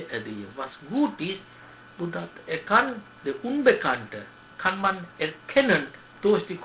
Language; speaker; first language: German; non-native, learner; Sinhala